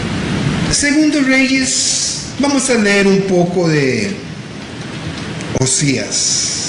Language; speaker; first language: Spanish; non-native, local second language; English